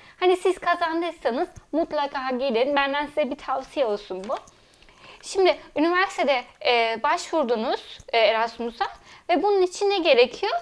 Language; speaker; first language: Turkish; early bilingual, heritage; Turkish